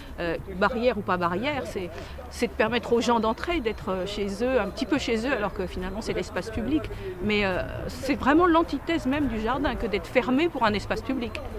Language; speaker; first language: French; native; French